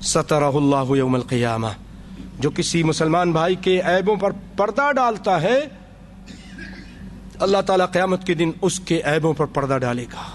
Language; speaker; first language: Urdu; native; Urdu